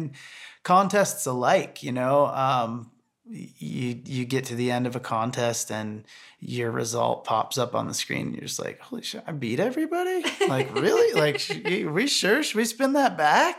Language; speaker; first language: English; native; English